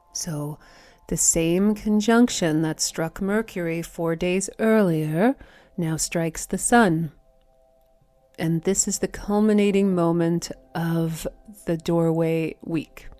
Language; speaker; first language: English; native; English